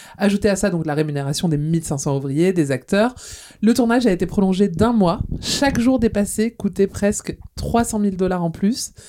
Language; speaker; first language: French; native; French